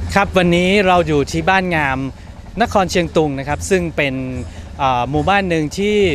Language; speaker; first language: Thai; native; Thai